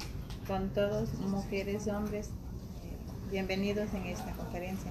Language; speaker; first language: Spanish; non-native, local second language; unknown